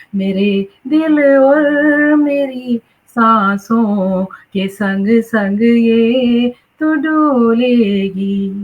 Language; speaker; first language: Hindi; native; Hindi